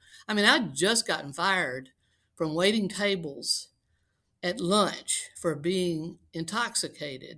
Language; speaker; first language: English; native; English